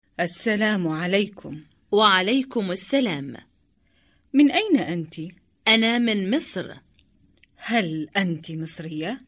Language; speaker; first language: Arabic; non-native, learner; Indonesian